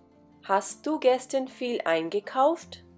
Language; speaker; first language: German; non-native, fluent; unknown